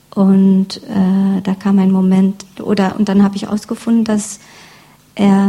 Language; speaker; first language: German; non-native, fluent; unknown